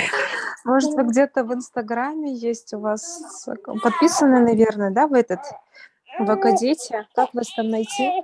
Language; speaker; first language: Russian; native; Russian